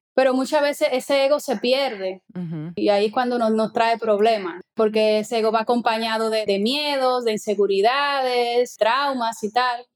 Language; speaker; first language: Spanish; native; Spanish